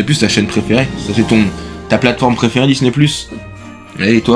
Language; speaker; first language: French; native; French